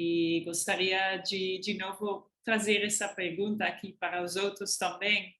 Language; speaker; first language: Portuguese; non-native, fluent; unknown